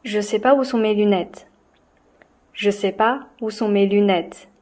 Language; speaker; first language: French; non-native, fluent; Chinese